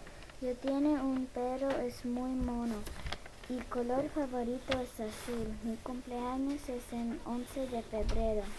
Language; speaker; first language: Spanish; non-native, learner; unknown